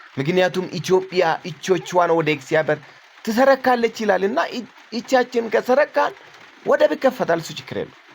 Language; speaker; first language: Amharic; non-native, local second language; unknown